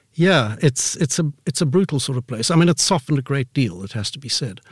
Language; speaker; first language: English; native; English